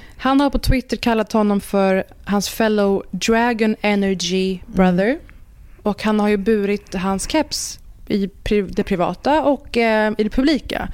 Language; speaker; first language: Swedish; early bilingual, other home language; Persian